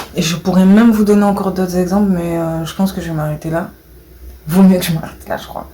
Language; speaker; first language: French; early bilingual, other home language; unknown